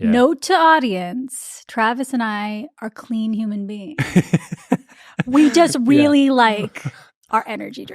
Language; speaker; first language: English; early bilingual, other home language; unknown